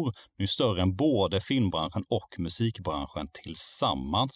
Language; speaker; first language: Swedish; native; Swedish